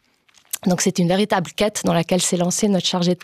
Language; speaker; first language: French; native; French